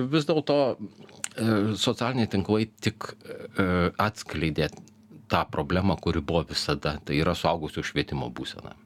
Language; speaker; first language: Lithuanian; native; Lithuanian